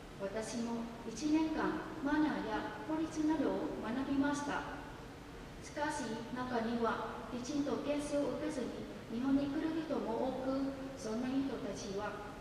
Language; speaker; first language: Japanese; non-native, fluent; Vietnamese